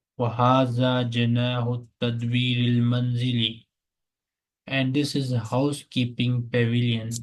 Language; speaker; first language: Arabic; non-native, fluent; Urdu